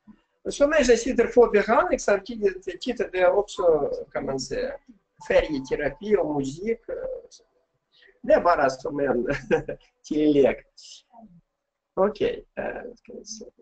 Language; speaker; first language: Swedish; non-native, fluent; Russian